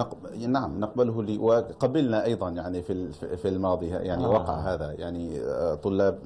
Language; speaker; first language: Arabic; non-native, fluent; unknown